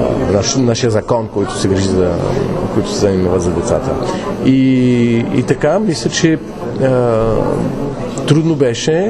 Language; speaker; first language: Bulgarian; non-native, fluent; French